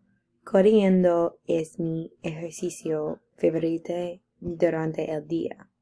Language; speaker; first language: Spanish; non-native, learner; English